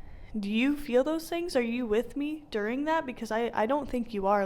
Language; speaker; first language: English; native; English